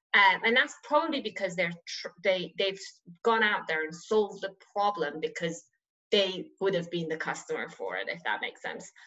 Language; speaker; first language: English; non-native, fluent; Persian